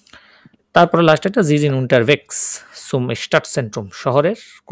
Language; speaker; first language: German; non-native, fluent; Bangla